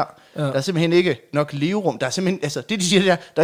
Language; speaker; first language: Danish; native; Danish